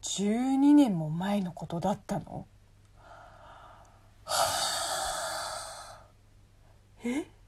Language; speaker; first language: Japanese; non-native, fluent; Chinese